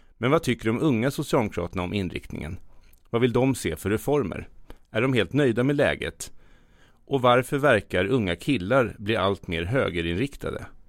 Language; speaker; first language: Swedish; native; Swedish